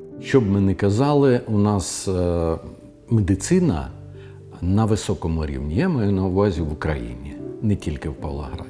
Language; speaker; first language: Ukrainian; non-native, local second language; Russian